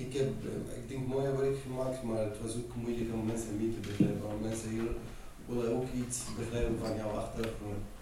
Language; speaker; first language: Dutch; non-native, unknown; Arabic